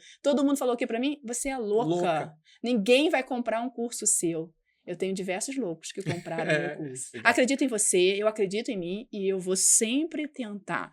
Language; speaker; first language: Portuguese; native; Portuguese